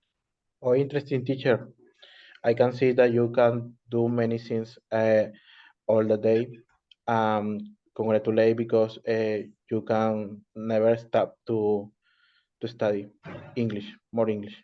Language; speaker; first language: English; non-native, learner; Spanish